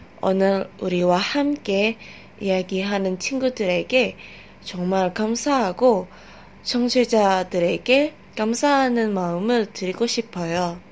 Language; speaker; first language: Korean; non-native, learner; Indonesian